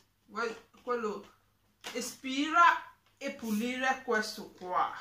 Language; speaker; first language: Italian; non-native, learner; English